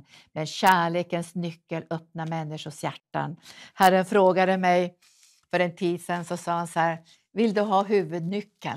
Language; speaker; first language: Swedish; native; Swedish